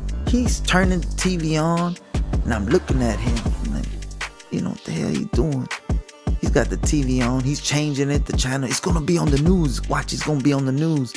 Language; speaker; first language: English; early bilingual, other home language; Spanish